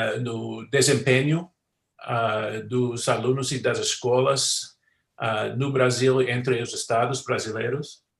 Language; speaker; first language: Portuguese; non-native, fluent; English